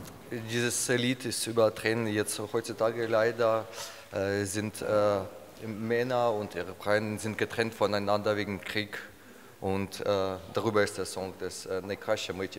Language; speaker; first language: German; non-native, learner; Ukrainian